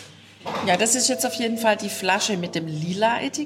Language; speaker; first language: German; native; German